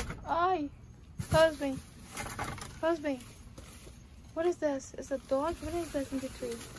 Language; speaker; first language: English; non-native, learner; Portuguese